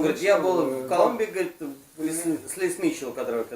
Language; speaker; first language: Russian; native; Russian